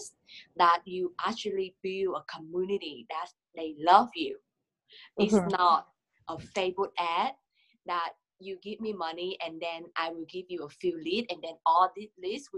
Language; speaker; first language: English; non-native, learner; Vietnamese